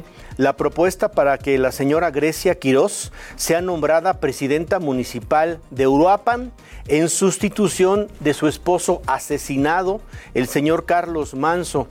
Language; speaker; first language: Spanish; native; Spanish